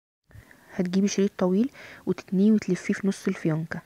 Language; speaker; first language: Arabic; native; Arabic